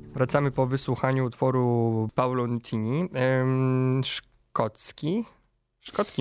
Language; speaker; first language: Polish; native; Polish